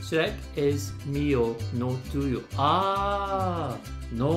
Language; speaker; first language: Spanish; non-native, learner; English